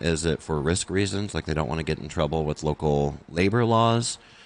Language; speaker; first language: English; native; English